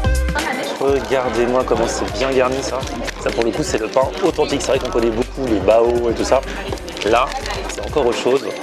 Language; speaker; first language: French; native; French